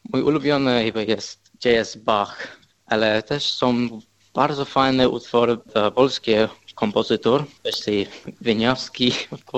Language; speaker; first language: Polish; early bilingual, heritage; English